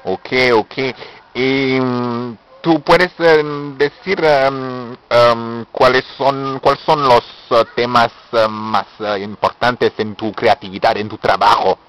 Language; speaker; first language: Spanish; non-native, learner; French